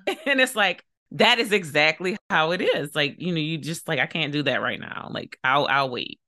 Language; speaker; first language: English; native; English